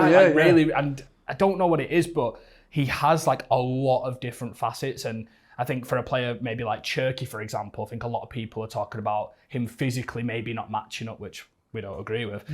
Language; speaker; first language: English; native; English